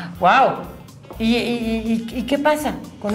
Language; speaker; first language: Spanish; native; Spanish